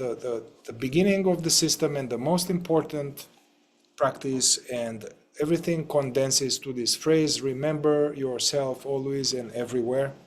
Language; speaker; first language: English; non-native, fluent; Romanian